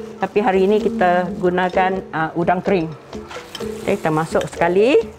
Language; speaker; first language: Malay; non-native, local second language; Iban